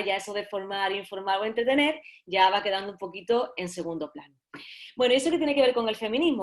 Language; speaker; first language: Spanish; native; Spanish